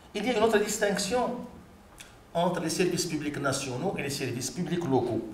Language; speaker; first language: French; non-native, local second language; Arabic